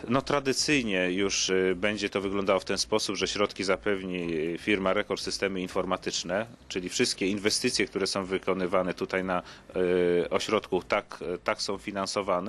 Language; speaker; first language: Polish; native; Polish